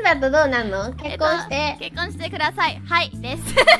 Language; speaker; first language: Japanese; non-native, learner; Indonesian